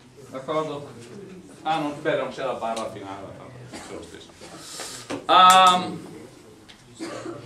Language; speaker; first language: Italian; non-native, fluent; English